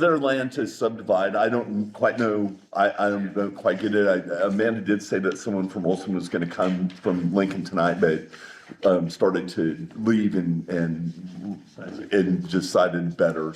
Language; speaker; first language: English; native; English